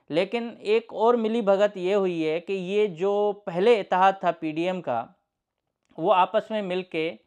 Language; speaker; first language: Urdu; non-native, local second language; Sindhi